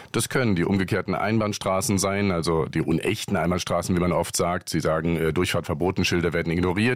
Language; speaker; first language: German; native; German